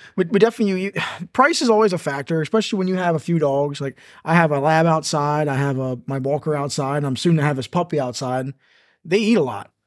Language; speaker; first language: English; native; English